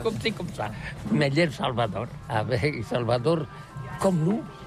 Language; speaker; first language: French; non-native, learner; Catalan